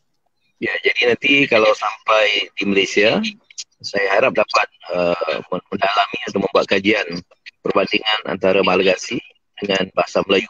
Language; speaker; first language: Malay; native; Malay